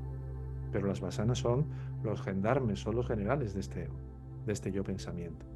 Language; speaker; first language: Spanish; native; Spanish